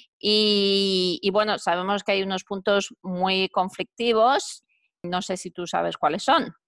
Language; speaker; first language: Spanish; native; Spanish